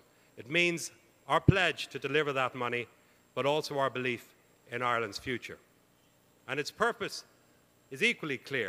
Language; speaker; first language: English; native; English